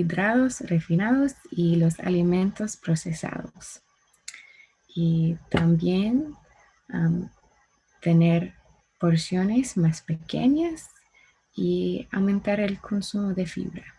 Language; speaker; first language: Spanish; non-native, learner; English